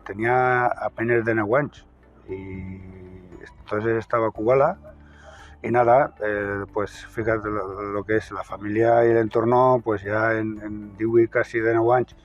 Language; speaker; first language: Spanish; native; Spanish